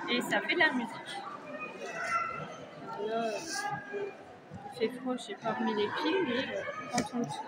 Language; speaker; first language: French; native; French